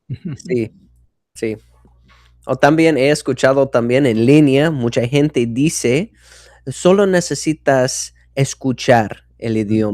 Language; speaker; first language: Spanish; non-native, fluent; English